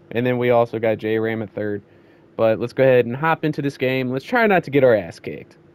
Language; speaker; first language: English; native; English